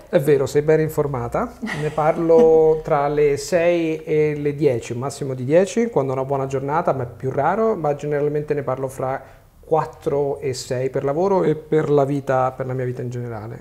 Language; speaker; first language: Italian; native; Italian